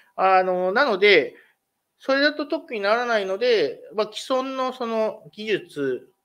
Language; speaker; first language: Japanese; native; Japanese